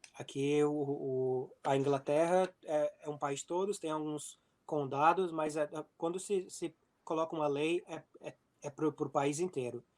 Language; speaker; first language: Portuguese; native; Portuguese